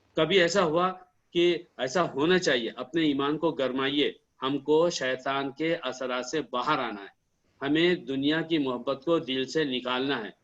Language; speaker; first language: Urdu; native; Urdu